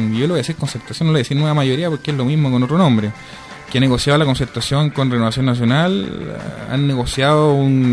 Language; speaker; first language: Spanish; native; Spanish